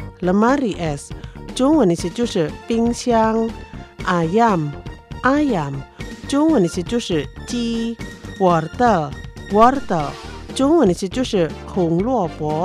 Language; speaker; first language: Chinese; non-native, fluent; Indonesian